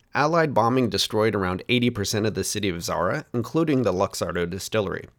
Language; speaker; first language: English; native; English